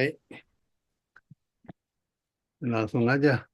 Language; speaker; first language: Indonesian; non-native, fluent; Japanese